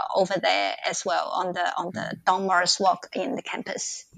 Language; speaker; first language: English; non-native, local second language; Cantonese